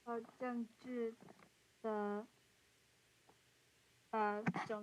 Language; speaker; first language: Chinese; non-native, learner; English